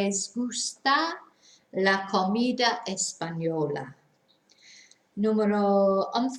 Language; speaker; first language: Spanish; non-native, fluent; English